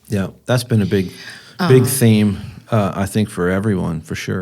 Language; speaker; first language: English; native; English